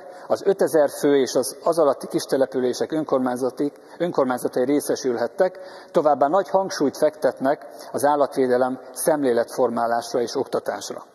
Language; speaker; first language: Hungarian; native; Hungarian